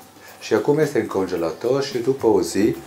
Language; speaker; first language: Romanian; non-native, learner; German